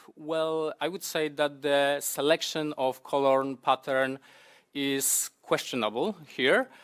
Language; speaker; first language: English; non-native, fluent; Polish